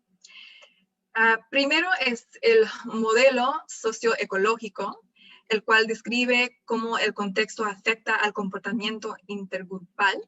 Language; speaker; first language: Spanish; non-native, fluent; English